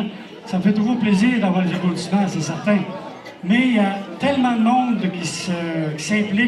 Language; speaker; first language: French; native; French